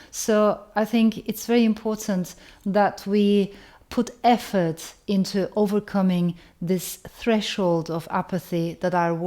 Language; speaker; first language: English; non-native, fluent; Turkish